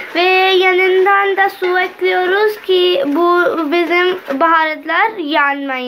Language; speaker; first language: Turkish; non-native, learner; Urdu